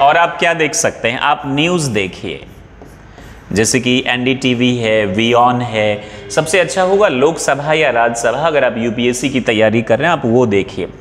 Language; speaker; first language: Hindi; non-native, local second language; Maithili